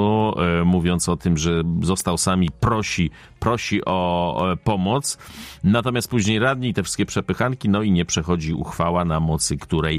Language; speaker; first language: Polish; native; Polish